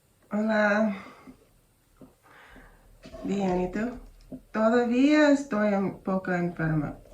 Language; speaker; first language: Spanish; non-native, learner; English